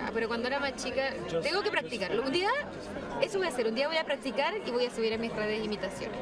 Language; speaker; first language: Spanish; native; Spanish